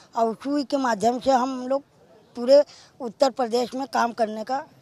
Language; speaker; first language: Hindi; native; Hindi